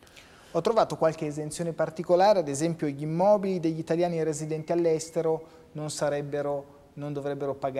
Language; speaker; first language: Italian; native; Italian